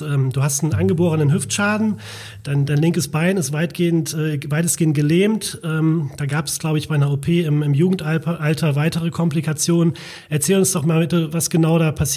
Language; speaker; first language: German; native; German